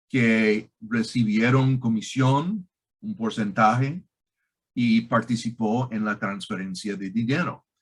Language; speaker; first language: Spanish; non-native, fluent; English